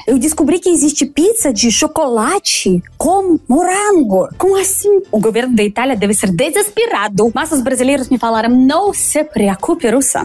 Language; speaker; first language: Portuguese; non-native, fluent; Russian